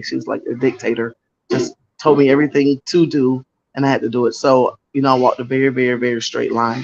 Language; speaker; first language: English; native; English